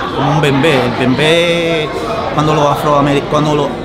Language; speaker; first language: Spanish; early bilingual, heritage; Spanish